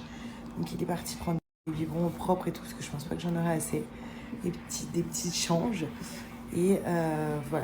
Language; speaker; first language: French; native; French